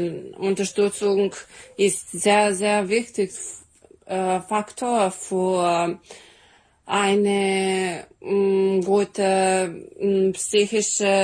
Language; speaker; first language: German; non-native, learner; Serbian